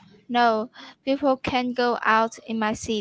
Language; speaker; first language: English; non-native, learner; Vietnamese